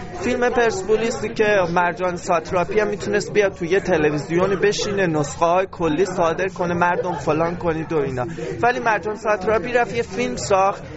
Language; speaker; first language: Persian; native; Persian